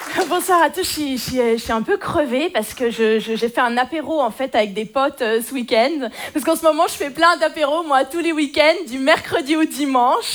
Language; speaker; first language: French; native; French